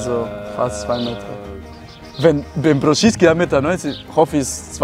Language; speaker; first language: German; non-native, learner; Spanish